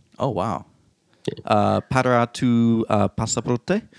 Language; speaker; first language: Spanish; non-native, learner; English